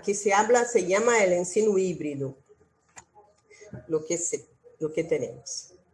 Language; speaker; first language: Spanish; non-native, learner; Portuguese